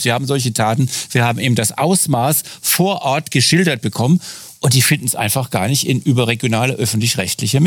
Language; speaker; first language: German; native; German